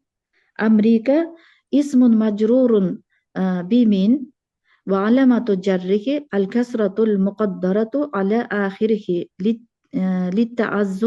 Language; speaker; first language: Arabic; non-native, learner; Uzbek